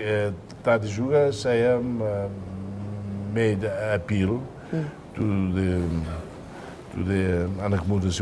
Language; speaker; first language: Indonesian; non-native, fluent; Tetum